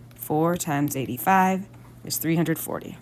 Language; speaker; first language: English; native; English